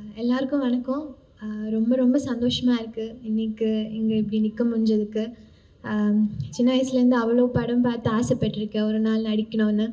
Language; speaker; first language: Tamil; non-native, fluent; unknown